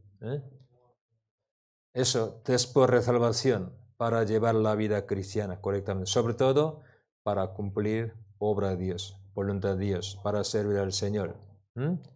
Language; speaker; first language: Spanish; non-native, learner; Korean